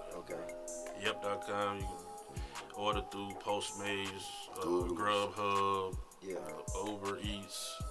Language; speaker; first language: English; native; English